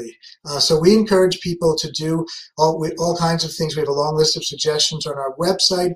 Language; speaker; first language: English; native; English